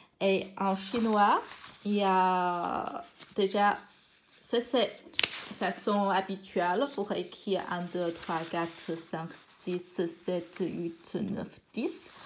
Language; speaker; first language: French; non-native, fluent; Chinese